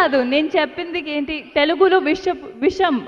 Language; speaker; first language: Telugu; non-native, learner; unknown